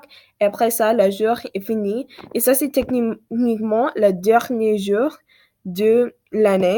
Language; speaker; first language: French; non-native, learner; English